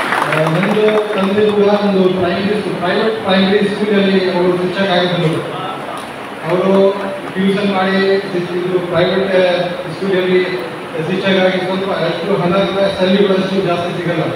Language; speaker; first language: Kannada; non-native, learner; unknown